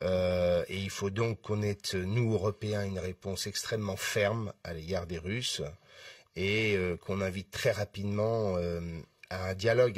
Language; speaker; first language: French; native; French